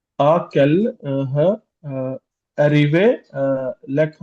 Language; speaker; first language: French; non-native, learner; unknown